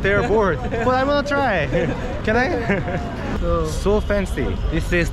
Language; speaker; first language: English; non-native, fluent; Korean